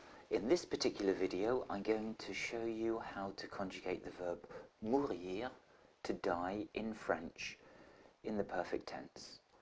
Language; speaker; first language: English; native; English